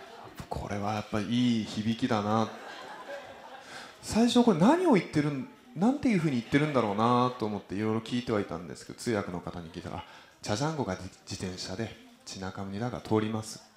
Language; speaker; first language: Japanese; native; Japanese